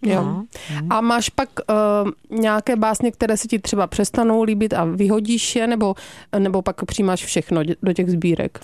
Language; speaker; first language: Czech; native; Czech